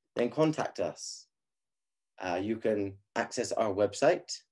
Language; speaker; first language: English; native; English